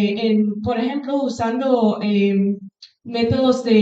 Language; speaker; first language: Spanish; non-native, fluent; English